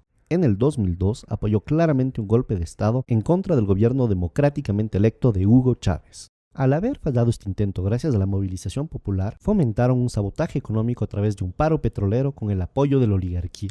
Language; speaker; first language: Spanish; native; Spanish